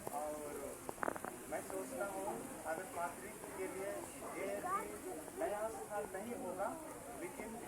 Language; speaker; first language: Hindi; native; Hindi